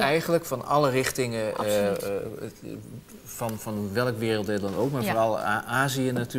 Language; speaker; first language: Dutch; native; Dutch